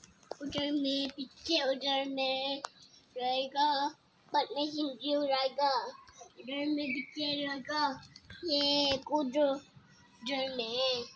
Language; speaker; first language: Hindi; non-native, local second language; Khasi